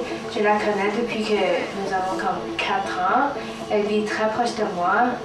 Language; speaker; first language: French; non-native, local second language; English